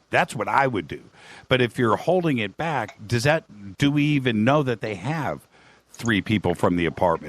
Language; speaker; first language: English; native; English